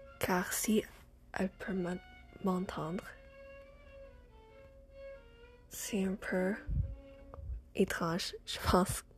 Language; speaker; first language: French; non-native, learner; English